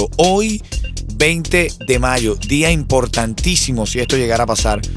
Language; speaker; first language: Spanish; native; Spanish